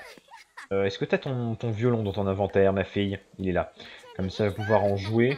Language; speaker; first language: French; native; French